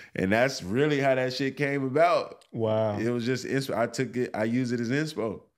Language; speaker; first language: English; native; English